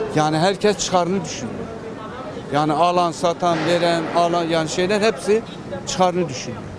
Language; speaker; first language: Turkish; non-native, local second language; Kurdish